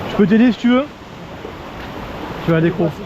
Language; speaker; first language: French; native; French